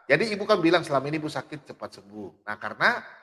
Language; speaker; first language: Indonesian; native; Indonesian